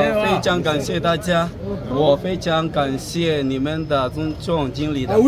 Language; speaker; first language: Chinese; non-native, learner; Swahili